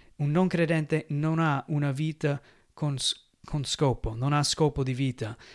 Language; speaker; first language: Italian; non-native, fluent; English